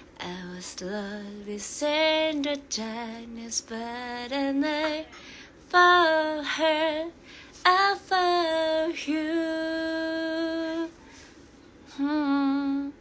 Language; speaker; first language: English; non-native, learner; Thai